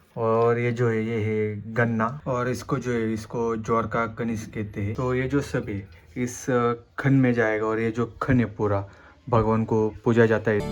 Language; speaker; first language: Hindi; non-native, local second language; Marathi